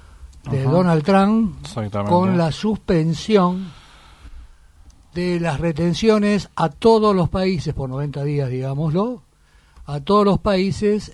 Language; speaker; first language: Spanish; native; Spanish